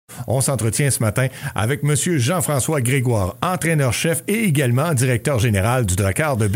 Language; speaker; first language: French; native; French